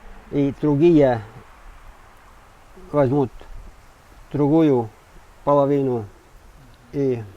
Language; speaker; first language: Russian; non-native, learner; Estonian